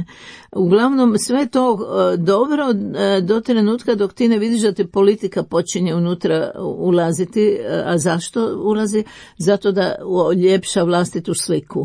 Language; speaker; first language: Croatian; native; Croatian